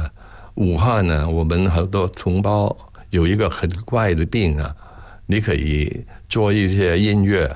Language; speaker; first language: Chinese; non-native, local second language; Cantonese